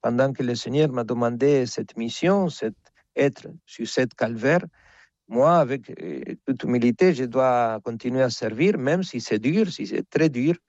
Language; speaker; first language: French; non-native, fluent; Spanish